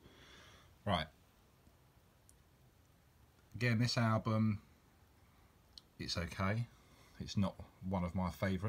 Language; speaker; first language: English; native; English